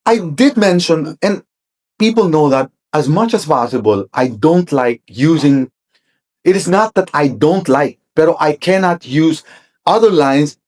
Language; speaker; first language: English; non-native, local second language; Filipino